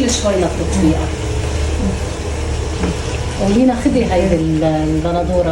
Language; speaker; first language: Arabic; native; Arabic